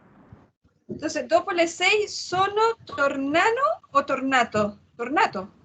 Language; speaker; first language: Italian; non-native, learner; Spanish